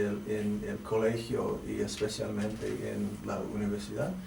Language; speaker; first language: Spanish; non-native, fluent; English